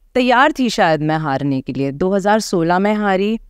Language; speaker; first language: Hindi; native; Hindi